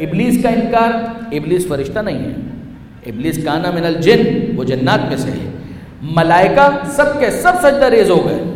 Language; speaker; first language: Urdu; non-native, local second language; Punjabi